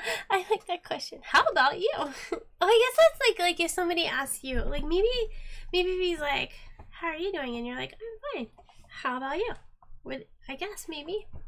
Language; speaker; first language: English; native; English